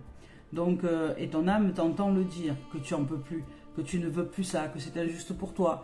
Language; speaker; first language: French; native; French